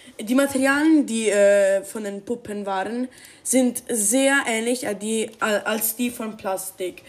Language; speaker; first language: German; non-native, learner; Spanish